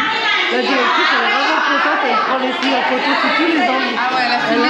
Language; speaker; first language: French; native; French